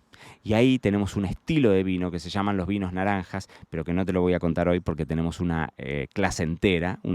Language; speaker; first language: Spanish; native; Spanish